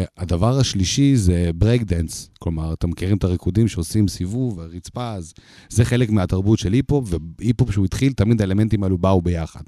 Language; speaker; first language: Hebrew; early bilingual, other home language; Russian